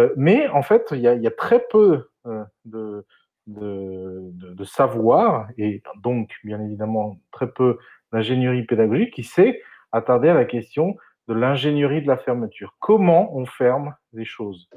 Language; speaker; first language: French; non-native, fluent; Spanish